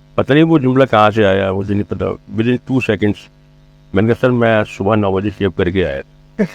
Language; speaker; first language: Urdu; native; Urdu